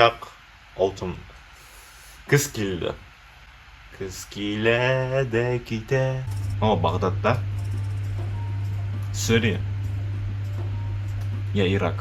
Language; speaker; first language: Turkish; non-native, learner; Tatar